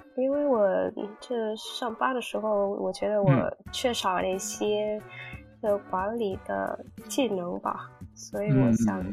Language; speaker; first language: Chinese; non-native, learner; Vietnamese